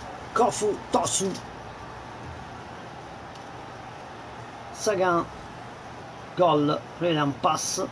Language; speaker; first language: Japanese; non-native, learner; Italian